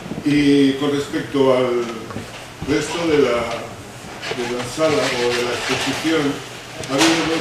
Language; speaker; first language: Spanish; native; Spanish